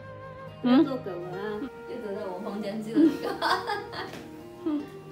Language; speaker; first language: Chinese; non-native, local second language; Hakka Chinese